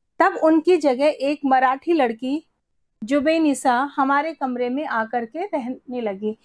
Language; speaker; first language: Hindi; native; Hindi